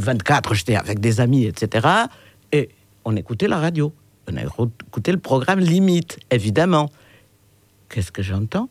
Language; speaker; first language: French; non-native, fluent; Portuguese